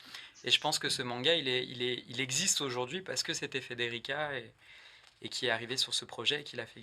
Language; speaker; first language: French; native; French